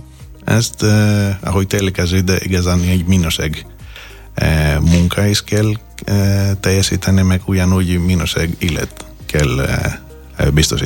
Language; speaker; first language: Hungarian; non-native, fluent; Greek